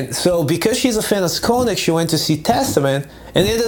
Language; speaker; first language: English; non-native, fluent; Portuguese